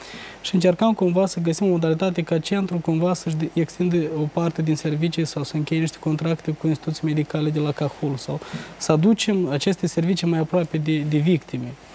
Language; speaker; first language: Romanian; native; Romanian